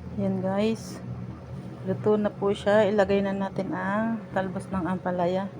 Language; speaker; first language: Filipino; native; Filipino